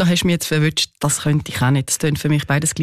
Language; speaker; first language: German; native; German